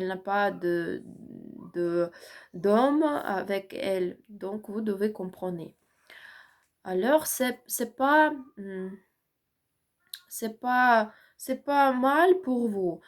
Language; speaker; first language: French; non-native, learner; Ukrainian